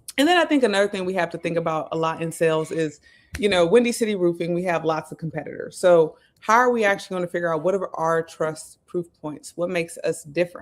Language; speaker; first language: English; native; English